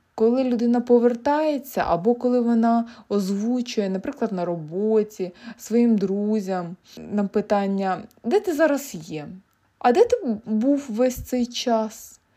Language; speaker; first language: Ukrainian; native; Ukrainian